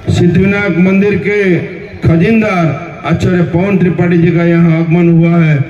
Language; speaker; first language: Hindi; non-native, local second language; Marathi